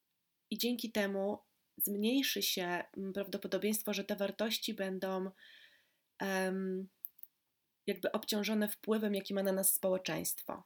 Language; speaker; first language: Polish; native; Polish